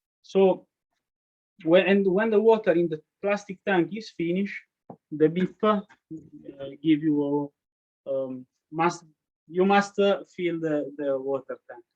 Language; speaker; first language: English; non-native, learner; Italian